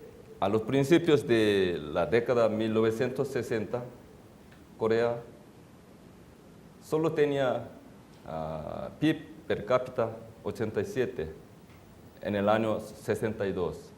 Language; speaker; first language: Spanish; non-native, fluent; Korean